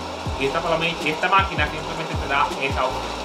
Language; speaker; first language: Spanish; native; Spanish